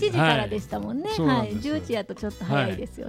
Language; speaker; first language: Japanese; native; Japanese